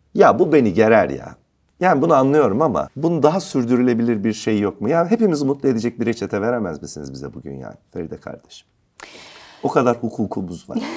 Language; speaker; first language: Turkish; native; Turkish